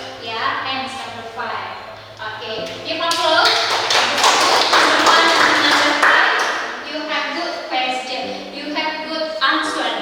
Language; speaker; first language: English; non-native, fluent; Indonesian